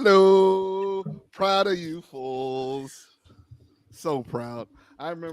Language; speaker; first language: English; native; English